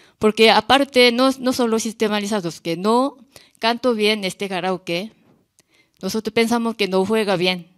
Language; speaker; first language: Spanish; non-native, learner; Korean